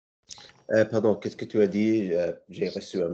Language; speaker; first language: French; non-native, learner; English